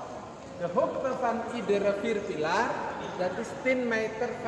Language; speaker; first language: Dutch; non-native, learner; Indonesian